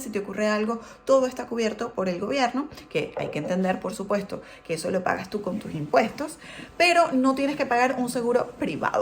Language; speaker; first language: Spanish; native; Spanish